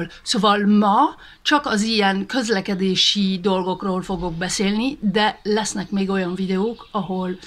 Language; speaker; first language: Hungarian; early bilingual, heritage; Hungarian